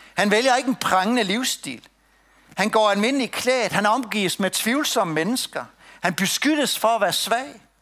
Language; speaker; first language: Danish; native; Danish